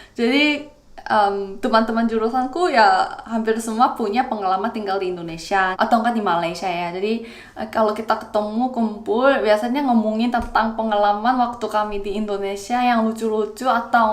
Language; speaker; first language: Indonesian; non-native, fluent; Korean